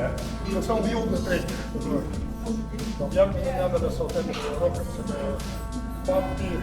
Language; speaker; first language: Estonian; non-native, learner; Russian